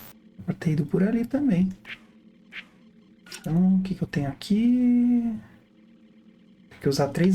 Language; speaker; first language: Portuguese; native; Portuguese